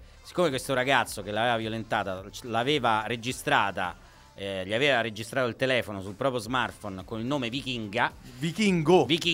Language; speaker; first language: Italian; native; Italian